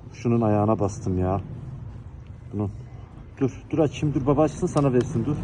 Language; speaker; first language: Turkish; native; Turkish